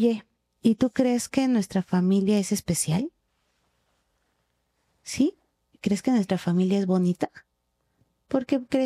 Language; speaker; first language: Spanish; native; Spanish